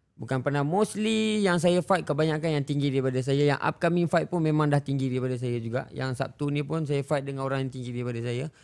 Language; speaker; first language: Malay; native; Malay